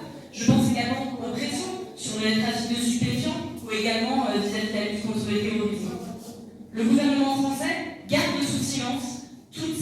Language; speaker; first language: French; native; French